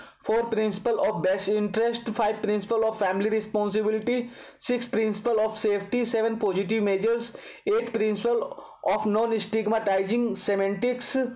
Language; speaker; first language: English; non-native, local second language; Hindi